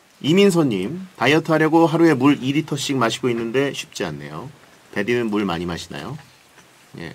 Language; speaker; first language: Korean; native; Korean